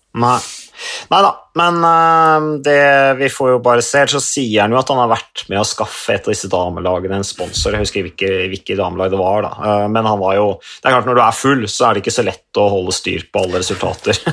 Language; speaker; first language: Norwegian; native; Norwegian